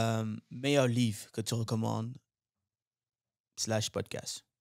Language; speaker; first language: French; native; French